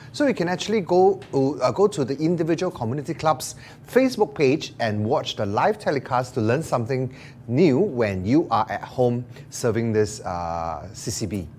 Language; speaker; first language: English; non-native, local second language; Chinese